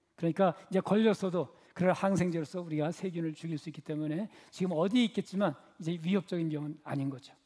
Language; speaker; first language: Korean; native; Korean